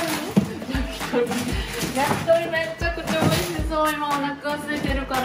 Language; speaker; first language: Japanese; native; Japanese